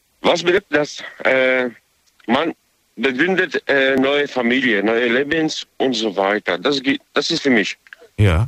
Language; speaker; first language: German; non-native, learner; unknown